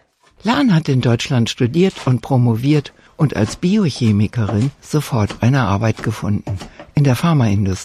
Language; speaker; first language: German; native; German